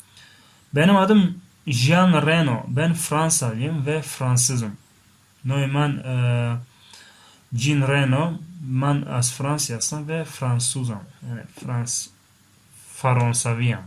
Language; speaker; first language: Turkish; non-native, fluent; Tajik